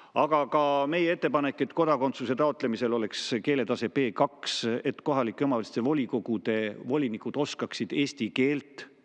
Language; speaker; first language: Estonian; native; Estonian